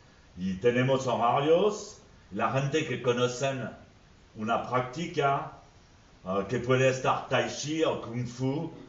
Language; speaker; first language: Spanish; non-native, fluent; French